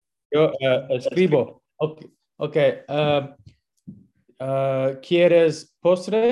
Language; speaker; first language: Spanish; non-native, learner; English